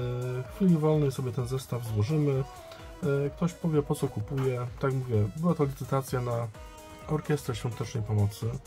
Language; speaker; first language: Polish; native; Polish